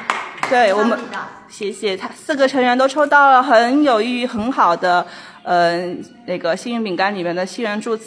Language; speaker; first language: Chinese; native; Chinese